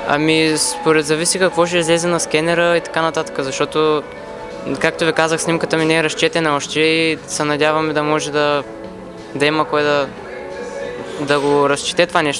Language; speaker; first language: Bulgarian; native; Bulgarian